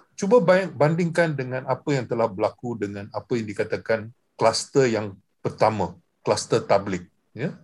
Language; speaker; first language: Malay; non-native, local second language; English